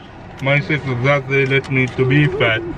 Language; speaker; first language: English; non-native, learner; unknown